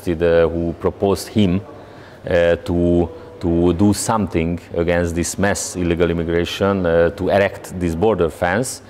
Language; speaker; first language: English; non-native, learner; Hungarian